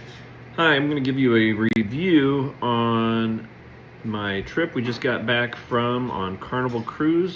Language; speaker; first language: English; native; English